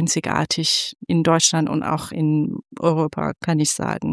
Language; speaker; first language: German; non-native, fluent; Persian